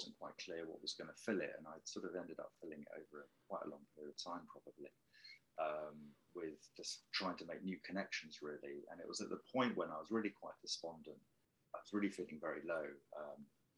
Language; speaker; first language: English; native; English